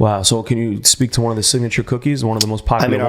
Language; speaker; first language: English; native; English